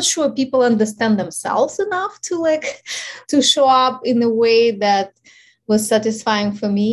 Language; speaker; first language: English; non-native, fluent; Ukrainian